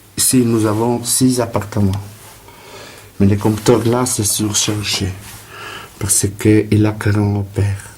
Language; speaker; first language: French; non-native, learner; Italian